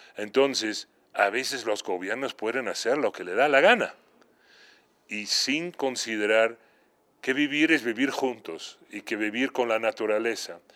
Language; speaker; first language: Spanish; non-native, fluent; Dutch